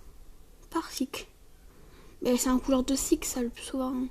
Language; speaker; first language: French; native; French